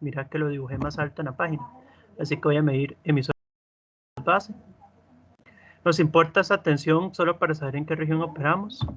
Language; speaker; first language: Spanish; native; Spanish